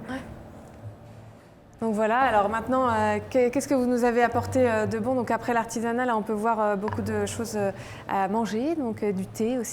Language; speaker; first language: French; native; French